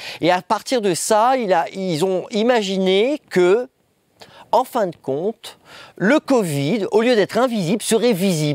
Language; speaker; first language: French; native; French